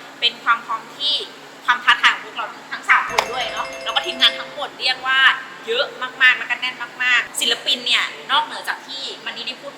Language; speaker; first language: Thai; native; Thai